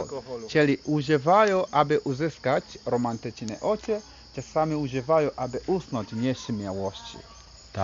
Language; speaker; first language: Polish; non-native, fluent; Swahili